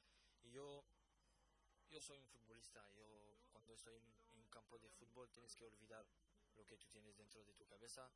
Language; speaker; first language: Spanish; non-native, fluent; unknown